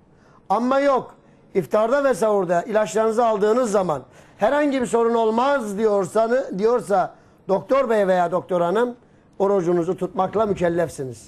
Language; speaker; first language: Turkish; native; Turkish